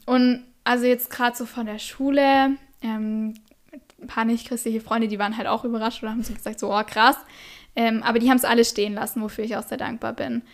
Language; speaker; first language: German; native; German